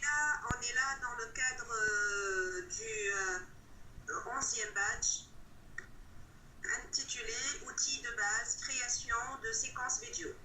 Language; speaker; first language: French; non-native, local second language; Arabic